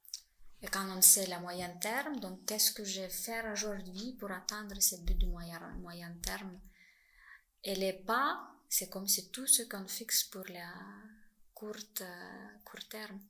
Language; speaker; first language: French; non-native, fluent; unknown